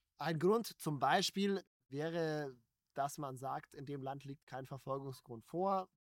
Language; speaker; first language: German; native; German